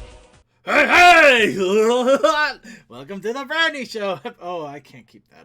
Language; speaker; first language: English; native; English